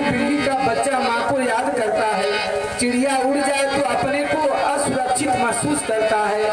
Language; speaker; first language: Hindi; native; Hindi